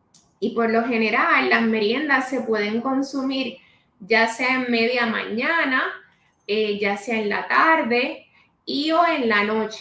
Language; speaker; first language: Spanish; native; Spanish